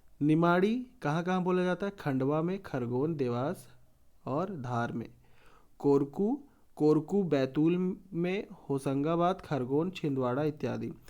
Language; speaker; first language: Hindi; native; Hindi